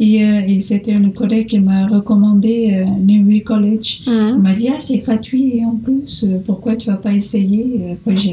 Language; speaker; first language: French; non-native, learner; Portuguese